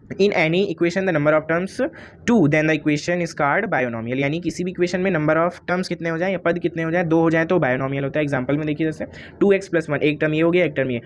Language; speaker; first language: Hindi; native; Hindi